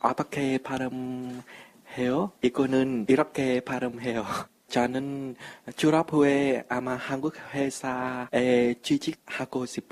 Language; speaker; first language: Korean; non-native, learner; Vietnamese